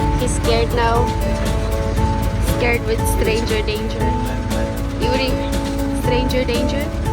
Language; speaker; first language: English; non-native, local second language; Filipino